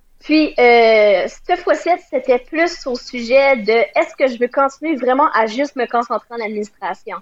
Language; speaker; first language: French; native; French